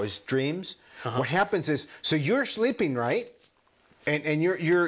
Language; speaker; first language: English; non-native, fluent; Spanish